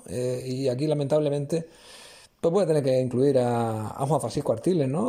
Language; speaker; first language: Spanish; native; Spanish